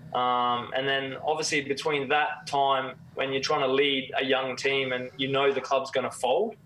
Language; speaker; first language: English; native; English